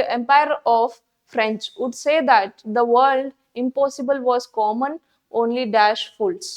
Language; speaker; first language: English; non-native, local second language; Kannada